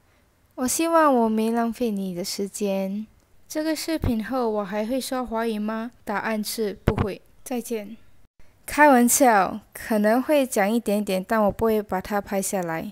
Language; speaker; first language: Chinese; non-native, local second language; English